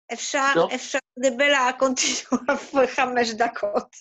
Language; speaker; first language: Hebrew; non-native, learner; Polish